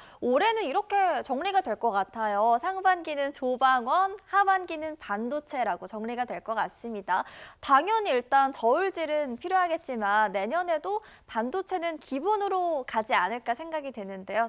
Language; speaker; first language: Korean; native; Korean